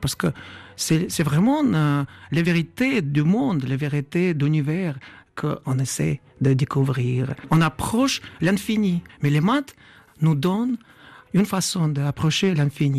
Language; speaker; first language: French; non-native, fluent; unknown